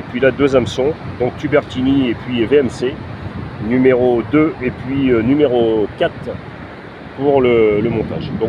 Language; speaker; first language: French; native; French